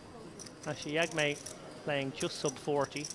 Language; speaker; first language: English; native; English